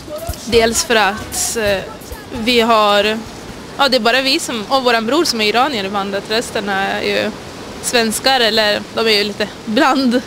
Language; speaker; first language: Swedish; early bilingual, other home language; Persian